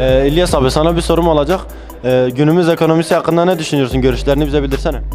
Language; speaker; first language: Turkish; native; Turkish